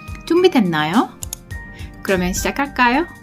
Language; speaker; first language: Korean; non-native, fluent; Turkish